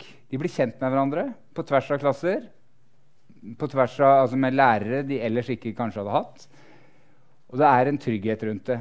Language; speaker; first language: Norwegian; native; Norwegian